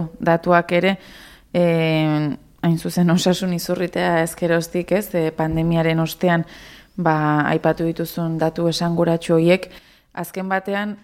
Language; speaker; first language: Basque; native; Basque